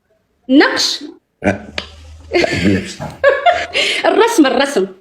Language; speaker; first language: Arabic; native; Arabic